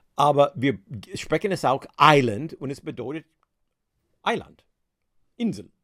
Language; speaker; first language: German; non-native, fluent; English